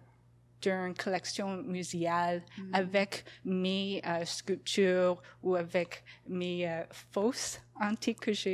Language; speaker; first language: French; non-native, fluent; English